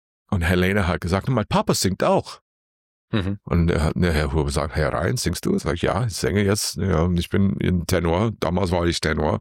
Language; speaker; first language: German; non-native, learner; English